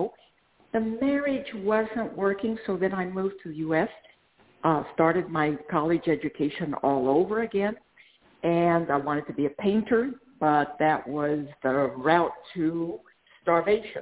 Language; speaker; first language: English; non-native, fluent; Spanish